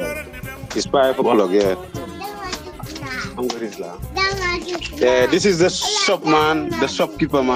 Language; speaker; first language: English; non-native, fluent; Dutch